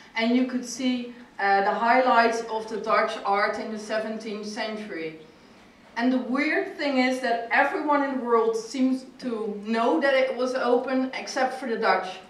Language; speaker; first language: English; non-native, fluent; Dutch